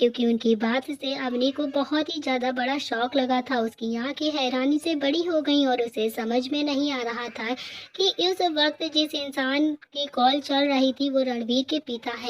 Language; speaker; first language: Hindi; native; Hindi